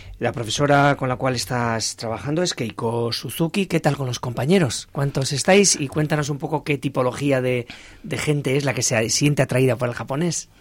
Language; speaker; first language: Spanish; native; Spanish